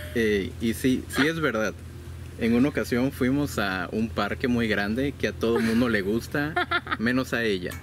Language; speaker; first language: Spanish; native; Spanish